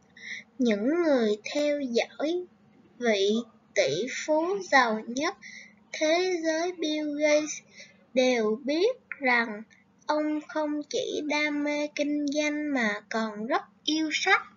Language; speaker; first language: Vietnamese; native; Vietnamese